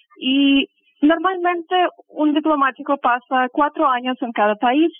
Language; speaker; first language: Spanish; early bilingual, heritage; Spanish